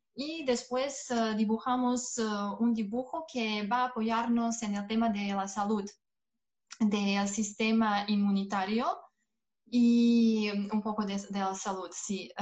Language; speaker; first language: Spanish; non-native, fluent; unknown